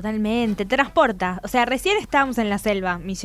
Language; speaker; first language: Spanish; native; Spanish